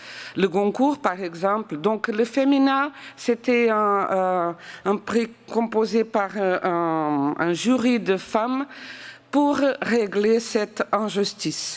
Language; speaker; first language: French; non-native, fluent; Portuguese